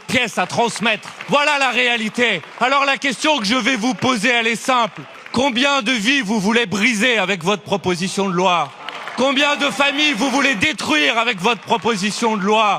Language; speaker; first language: French; native; French